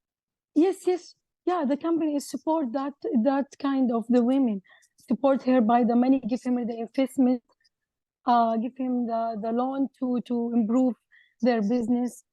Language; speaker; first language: English; non-native, learner; Arabic